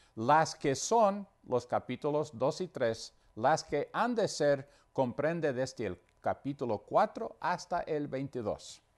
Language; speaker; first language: Spanish; non-native, fluent; English